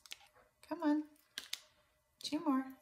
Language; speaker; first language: English; native; English